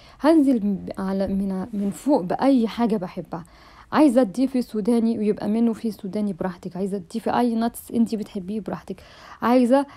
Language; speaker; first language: Arabic; native; Arabic